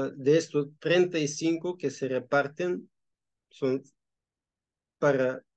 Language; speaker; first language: Spanish; non-native, fluent; Bulgarian